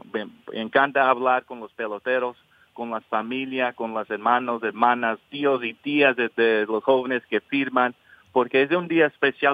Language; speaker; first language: Spanish; early bilingual, heritage; English